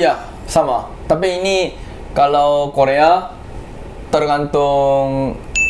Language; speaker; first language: Indonesian; non-native, fluent; Korean